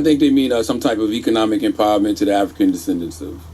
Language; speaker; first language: English; native; English